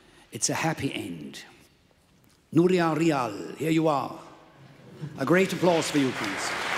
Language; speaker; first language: English; non-native, fluent; Swiss German